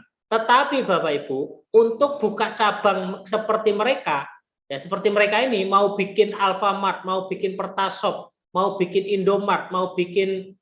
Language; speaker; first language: Indonesian; non-native, local second language; Javanese